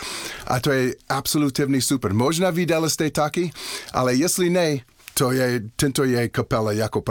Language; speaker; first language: Czech; non-native, learner; English